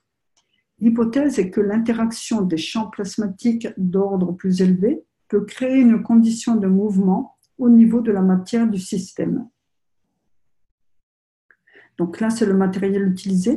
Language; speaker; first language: French; native; French